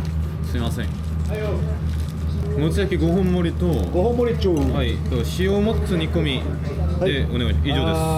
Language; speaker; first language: Japanese; non-native, learner; Korean